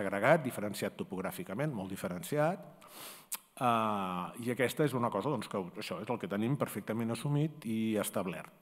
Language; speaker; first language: Catalan; native; Catalan